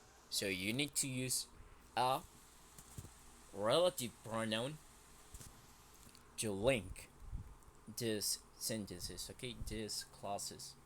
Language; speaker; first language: English; non-native, fluent; Spanish